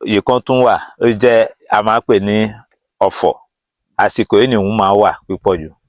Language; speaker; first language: Yoruba; non-native, local second language; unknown